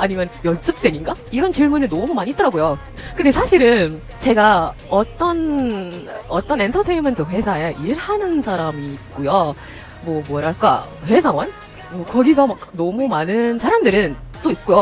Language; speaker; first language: Korean; non-native, learner; English